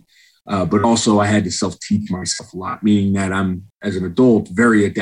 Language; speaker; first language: English; native; English